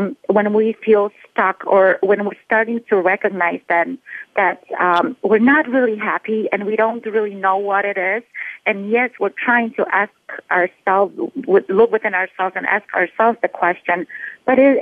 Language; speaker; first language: English; non-native, fluent; Polish